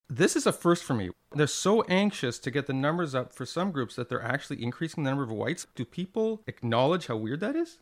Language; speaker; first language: English; native; English